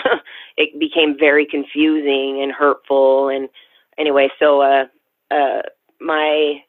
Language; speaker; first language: English; native; English